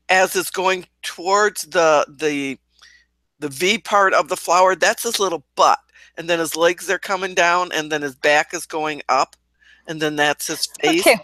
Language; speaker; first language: English; native; English